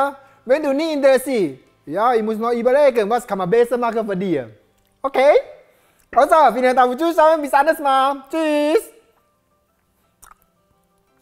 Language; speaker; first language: German; non-native, learner; Japanese